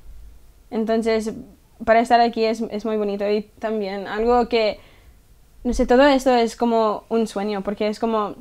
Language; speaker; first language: Spanish; early bilingual, heritage; English